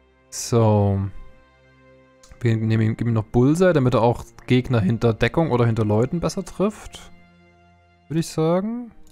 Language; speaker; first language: German; native; German